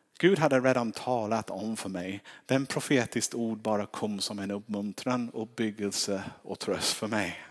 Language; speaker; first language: Swedish; non-native, fluent; English